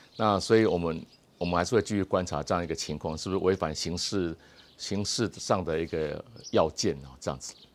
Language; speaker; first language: Chinese; native; Chinese